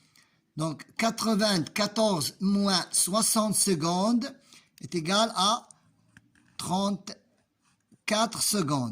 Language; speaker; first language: French; non-native, local second language; Arabic